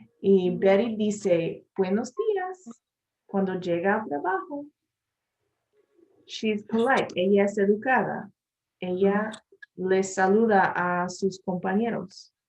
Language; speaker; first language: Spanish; non-native, learner; English